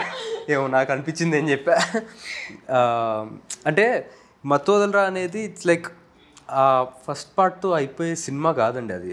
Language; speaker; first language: Telugu; native; Telugu